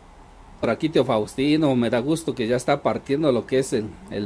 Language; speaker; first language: Spanish; native; Spanish